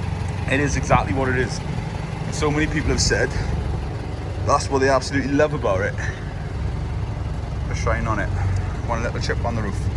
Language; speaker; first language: English; native; English